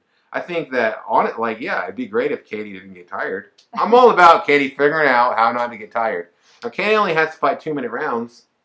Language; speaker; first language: English; native; English